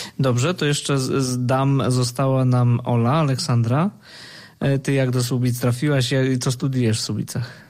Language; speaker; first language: Polish; native; Polish